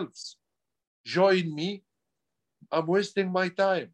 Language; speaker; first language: English; non-native, fluent; Arabic